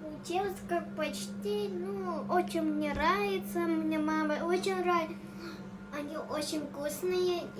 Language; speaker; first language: Russian; early bilingual, other home language; Tajik